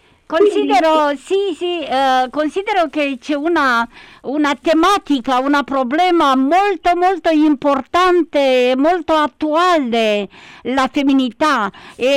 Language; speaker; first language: Italian; non-native, learner; Romanian